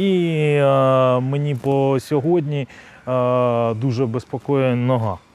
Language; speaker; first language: Ukrainian; non-native, local second language; Russian